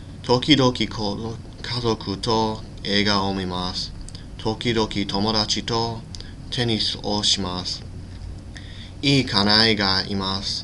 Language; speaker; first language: Japanese; non-native, learner; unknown